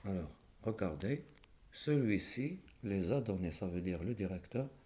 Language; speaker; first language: French; non-native, local second language; Arabic